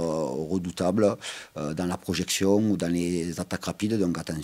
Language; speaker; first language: French; native; French